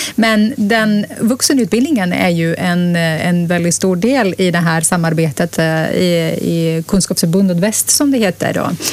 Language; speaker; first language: Swedish; non-native, fluent; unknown